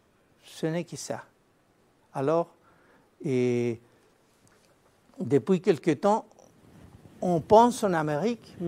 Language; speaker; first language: French; non-native, fluent; Spanish